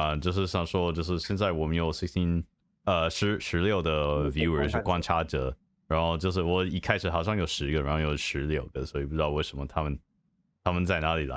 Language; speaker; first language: Chinese; non-native, fluent; English